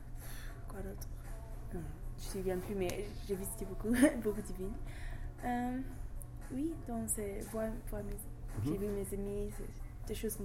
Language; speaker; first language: French; non-native, learner; English